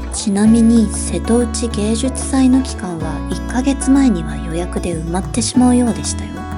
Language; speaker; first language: Japanese; native; Japanese